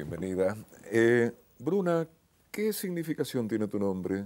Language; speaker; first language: Spanish; native; Spanish